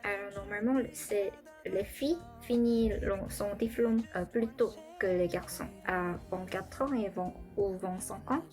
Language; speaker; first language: French; non-native, learner; Korean